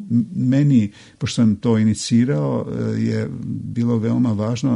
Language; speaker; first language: Serbian; native; Serbian